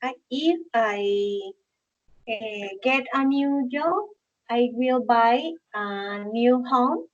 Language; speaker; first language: English; non-native, learner; Spanish